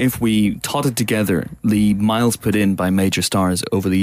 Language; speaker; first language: English; native; English